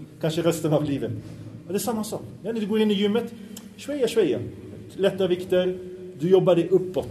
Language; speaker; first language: Swedish; early bilingual, other home language; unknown